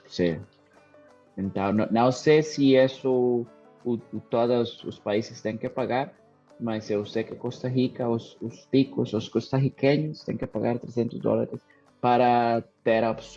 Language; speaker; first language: Portuguese; non-native, fluent; Spanish